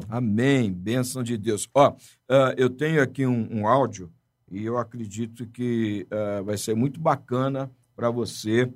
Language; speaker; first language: Portuguese; native; Portuguese